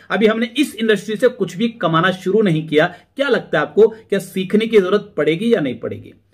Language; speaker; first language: Hindi; native; Hindi